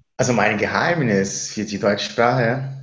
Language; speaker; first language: German; non-native, fluent; Spanish